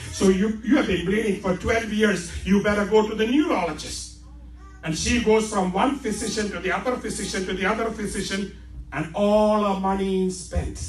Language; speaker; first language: English; non-native, local second language; Malayalam